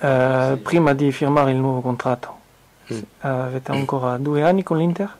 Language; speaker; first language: Italian; non-native, fluent; French